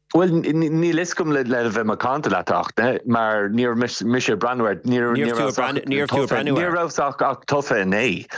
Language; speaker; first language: Irish; non-native, local second language; English